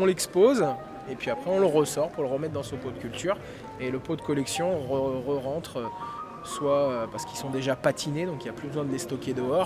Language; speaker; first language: French; native; French